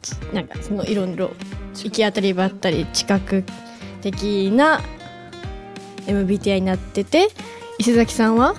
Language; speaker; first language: Japanese; native; Japanese